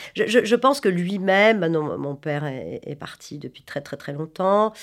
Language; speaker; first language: French; non-native, local second language; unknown